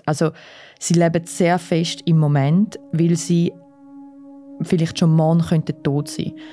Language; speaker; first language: German; early bilingual, other home language; Russian